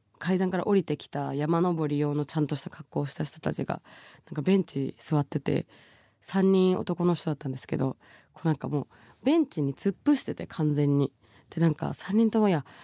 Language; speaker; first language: Japanese; early bilingual, other home language; Bangla